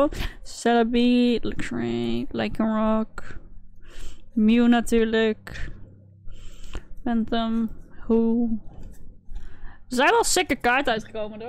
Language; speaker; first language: Dutch; native; Dutch